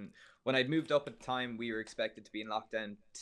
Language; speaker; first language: English; native; English